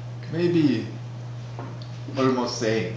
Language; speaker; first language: English; non-native, learner; Korean